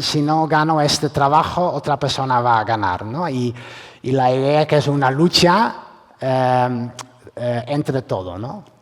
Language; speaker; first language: Spanish; non-native, fluent; Dutch